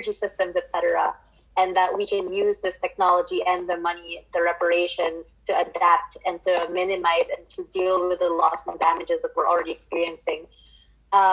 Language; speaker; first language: English; non-native, local second language; Filipino